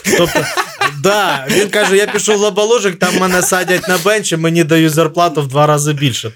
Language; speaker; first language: Ukrainian; non-native, local second language; Russian